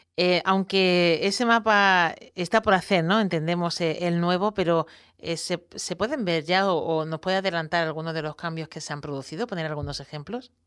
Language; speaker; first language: Spanish; native; Spanish